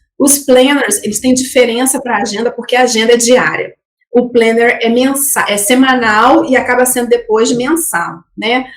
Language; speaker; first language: Portuguese; native; Portuguese